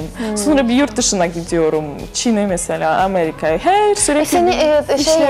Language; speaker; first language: Turkish; non-native, learner; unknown